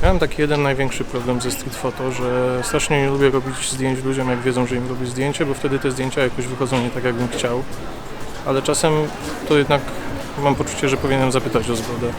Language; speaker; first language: Polish; native; Polish